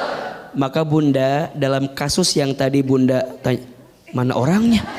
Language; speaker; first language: Indonesian; native; Indonesian